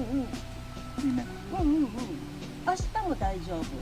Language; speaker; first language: Japanese; native; Japanese